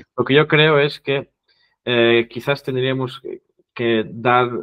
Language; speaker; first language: Spanish; non-native, local second language; Catalan